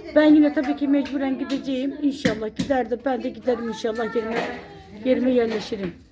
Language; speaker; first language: Turkish; native; Turkish